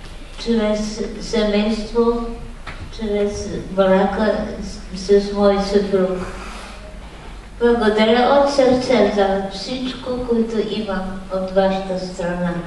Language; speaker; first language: Bulgarian; non-native, fluent; Polish